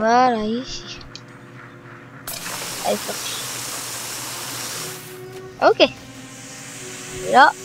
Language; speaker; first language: French; native; French